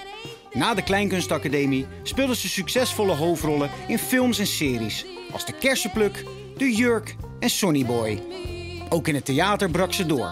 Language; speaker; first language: Dutch; native; Dutch